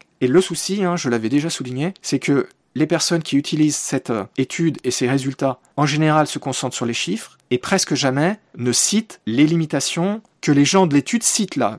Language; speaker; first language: French; native; French